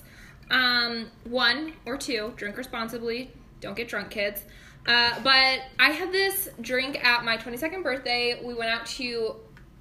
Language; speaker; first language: English; native; English